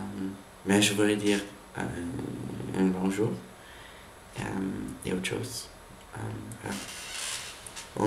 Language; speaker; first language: French; non-native, learner; English